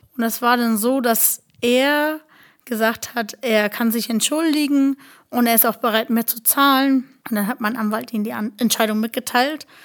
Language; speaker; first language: German; native; German